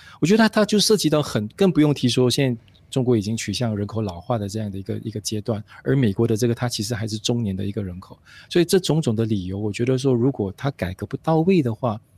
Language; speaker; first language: Chinese; native; Chinese